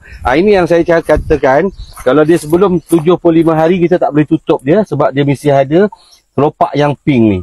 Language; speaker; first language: Malay; native; Malay